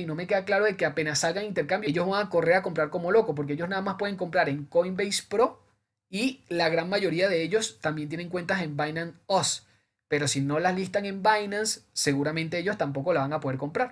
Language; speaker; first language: Spanish; native; Spanish